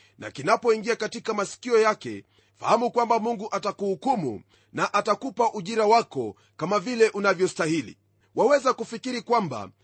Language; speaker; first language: Swahili; non-native, local second language; Luyia